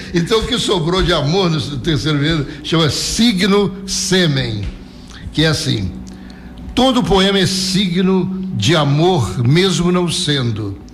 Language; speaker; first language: Portuguese; native; Portuguese